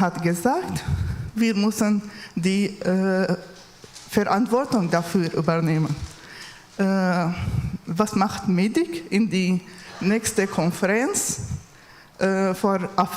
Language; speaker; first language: German; non-native, learner; Kurdish